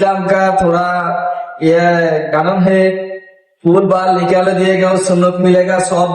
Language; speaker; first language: Hindi; non-native, learner; Bangla